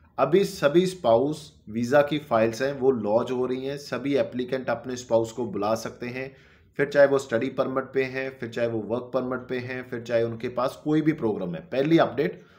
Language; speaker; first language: Hindi; non-native, local second language; Punjabi